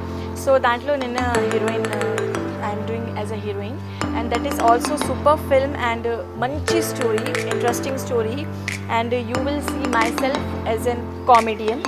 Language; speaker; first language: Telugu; non-native, local second language; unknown